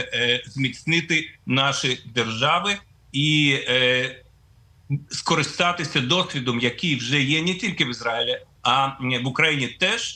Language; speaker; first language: Ukrainian; non-native, fluent; Russian